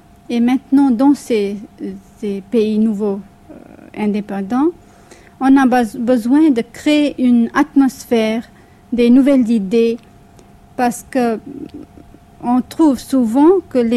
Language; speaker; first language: French; non-native, fluent; Hindi